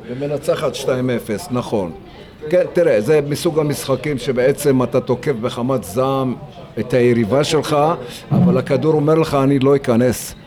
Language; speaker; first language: Hebrew; native; Hebrew